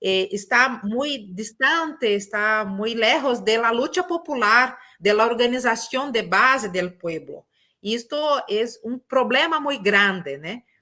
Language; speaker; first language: Spanish; non-native, fluent; Portuguese